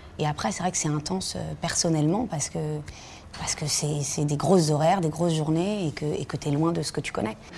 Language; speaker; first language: French; native; French